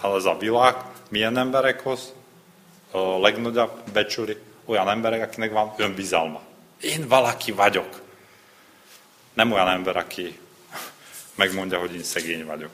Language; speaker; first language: Hungarian; non-native, learner; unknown